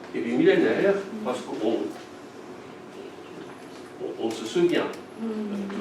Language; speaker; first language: French; non-native, fluent; Japanese